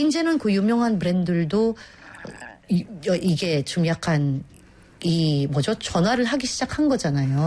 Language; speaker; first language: Korean; non-native, fluent; Filipino